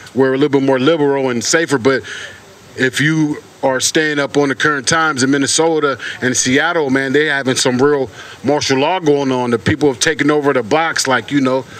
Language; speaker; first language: English; native; English